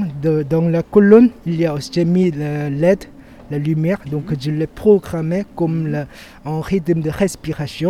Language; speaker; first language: French; non-native, learner; Korean